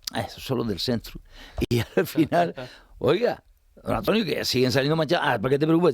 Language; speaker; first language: Spanish; native; Spanish